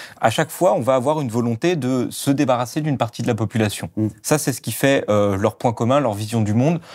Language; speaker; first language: French; native; French